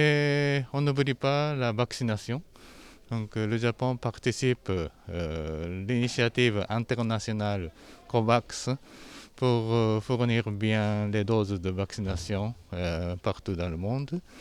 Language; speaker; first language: French; non-native, fluent; Japanese